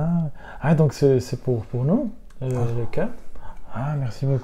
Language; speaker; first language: French; non-native, learner; Spanish